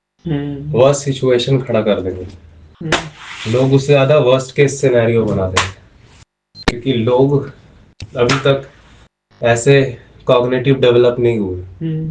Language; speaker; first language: Hindi; native; Hindi